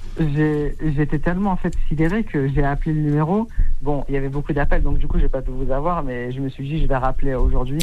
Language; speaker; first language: French; native; French